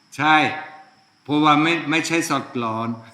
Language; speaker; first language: Thai; non-native, fluent; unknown